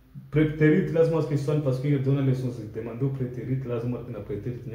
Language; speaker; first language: French; non-native, local second language; Swahili